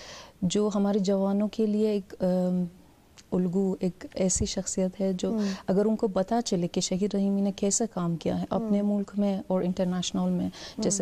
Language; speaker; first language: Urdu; non-native, fluent; Persian